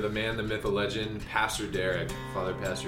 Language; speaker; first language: English; native; English